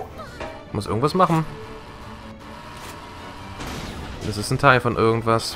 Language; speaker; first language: German; native; German